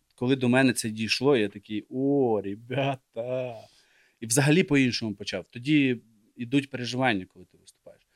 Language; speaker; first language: Ukrainian; native; Ukrainian